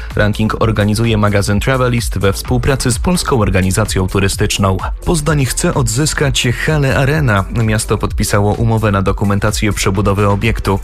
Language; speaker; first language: Polish; native; Polish